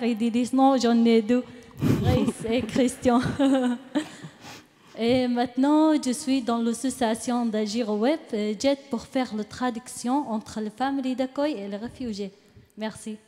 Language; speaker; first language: French; non-native, learner; Arabic